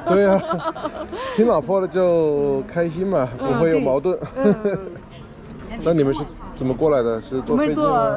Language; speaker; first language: Chinese; non-native, fluent; English